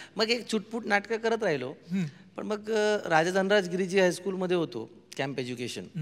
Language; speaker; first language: Marathi; non-native, local second language; Marwari